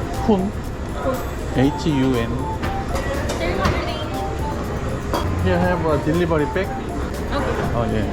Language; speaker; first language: English; non-native, learner; Korean